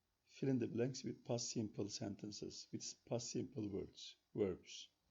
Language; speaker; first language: English; non-native, fluent; Turkish